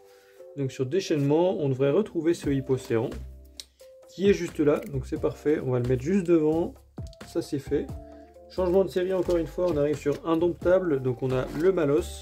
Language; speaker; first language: French; native; French